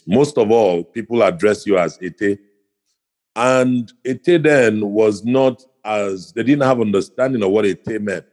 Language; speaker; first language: English; non-native, local second language; Ibibio